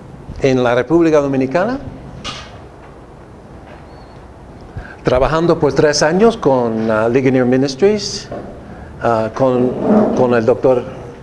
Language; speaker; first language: Spanish; non-native, fluent; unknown